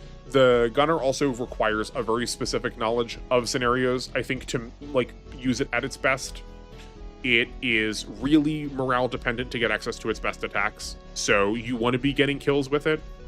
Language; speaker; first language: English; native; English